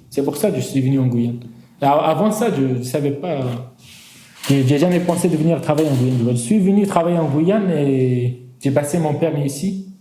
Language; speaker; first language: French; non-native, fluent; Arabic